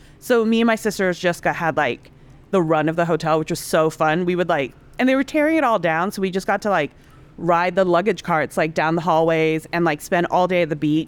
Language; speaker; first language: English; non-native, local second language; Cantonese